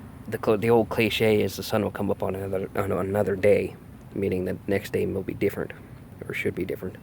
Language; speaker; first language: English; native; English